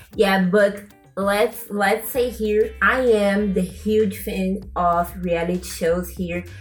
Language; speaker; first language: English; non-native, learner; Portuguese